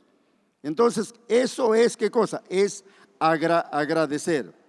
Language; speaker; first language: Spanish; native; Spanish